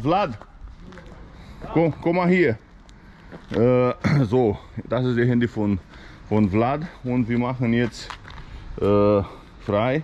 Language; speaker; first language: German; non-native, fluent; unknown